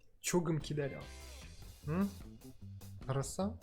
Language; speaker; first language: Korean; non-native, learner; Russian